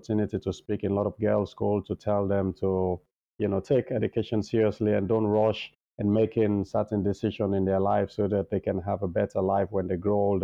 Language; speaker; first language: English; non-native, local second language; Krio